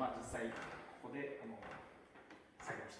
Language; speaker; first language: Japanese; native; Japanese